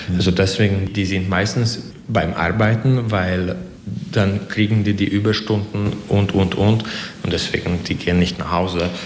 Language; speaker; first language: German; non-native, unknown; Hungarian